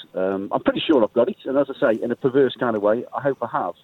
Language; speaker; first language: English; native; English